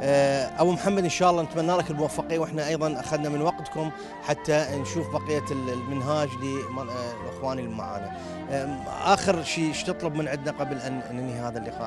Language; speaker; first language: Arabic; native; Arabic